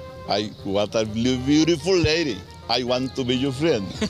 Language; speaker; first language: English; non-native, learner; Spanish